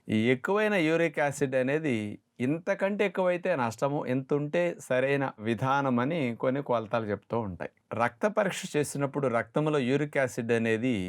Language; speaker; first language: Telugu; native; Telugu